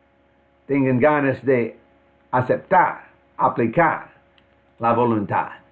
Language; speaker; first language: Spanish; non-native, fluent; English